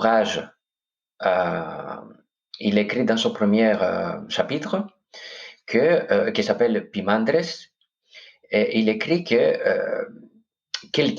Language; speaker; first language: French; non-native, fluent; Greek